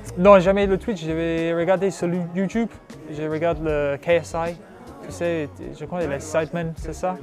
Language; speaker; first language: French; non-native, learner; English